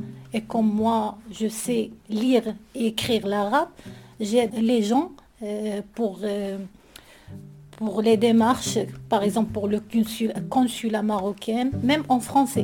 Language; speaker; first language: French; non-native, learner; Arabic